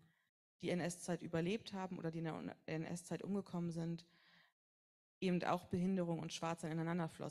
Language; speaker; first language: German; native; German